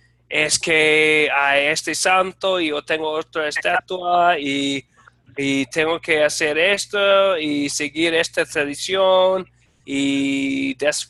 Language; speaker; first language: Spanish; non-native, fluent; English